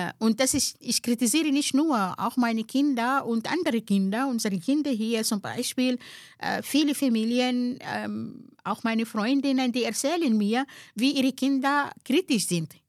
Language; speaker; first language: German; non-native, fluent; Arabic